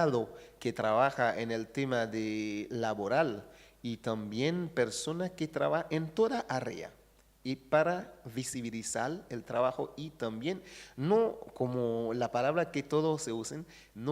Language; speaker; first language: Spanish; non-native, fluent; Haitian Creole